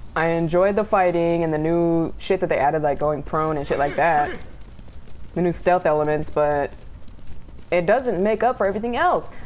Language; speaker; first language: English; native; English